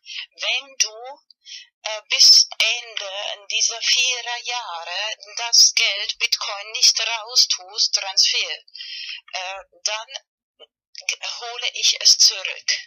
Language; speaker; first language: German; non-native, fluent; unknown